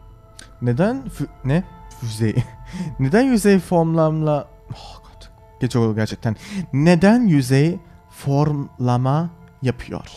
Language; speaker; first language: Turkish; early bilingual, heritage; Turkish